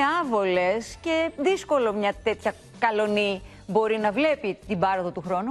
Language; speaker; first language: Greek; native; Greek